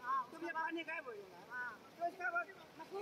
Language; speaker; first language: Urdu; non-native, local second language; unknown